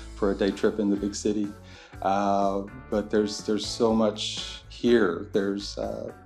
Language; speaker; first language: English; native; English